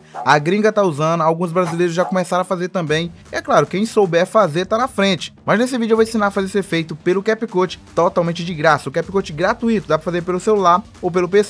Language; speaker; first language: Portuguese; native; Portuguese